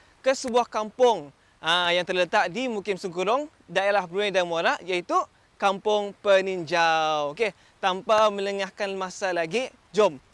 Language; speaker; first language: Malay; native; Malay